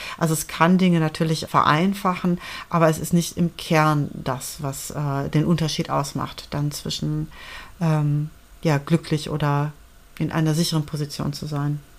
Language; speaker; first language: German; native; German